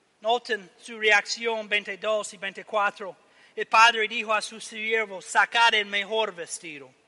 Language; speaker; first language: Spanish; non-native, learner; English